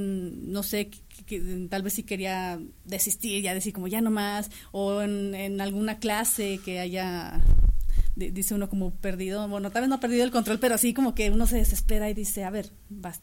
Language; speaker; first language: Spanish; native; Spanish